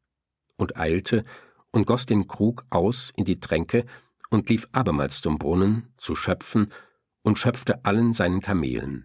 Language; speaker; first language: German; native; German